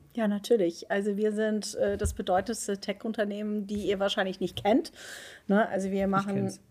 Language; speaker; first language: German; non-native, fluent; Dutch